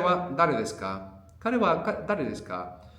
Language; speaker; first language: Japanese; non-native, fluent; English